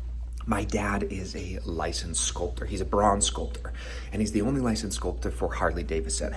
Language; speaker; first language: English; native; English